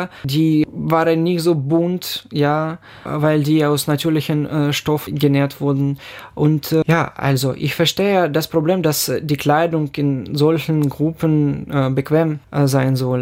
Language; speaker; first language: German; non-native, fluent; Ukrainian